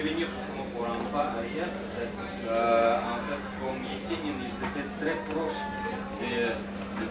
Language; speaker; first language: French; non-native, fluent; Russian